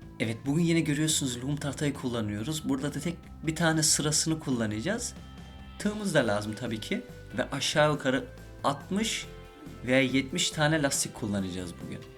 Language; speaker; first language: Turkish; early bilingual, heritage; Turkish